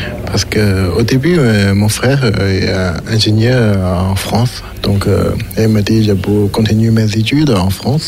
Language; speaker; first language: French; non-native, learner; Chinese